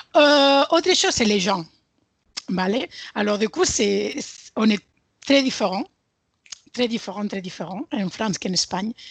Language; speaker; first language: French; non-native, fluent; Spanish